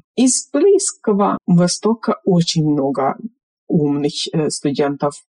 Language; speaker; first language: Russian; non-native, fluent; Hungarian